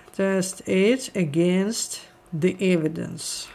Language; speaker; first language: English; non-native, fluent; Ukrainian